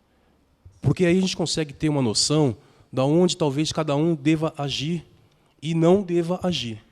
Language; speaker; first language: Portuguese; native; Portuguese